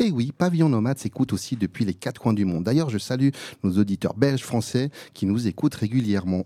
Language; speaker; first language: French; native; French